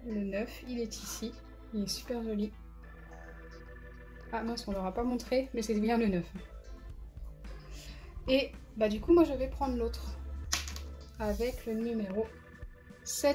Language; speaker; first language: French; native; French